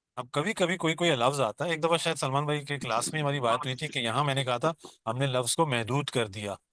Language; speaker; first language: Urdu; non-native, local second language; Baluchi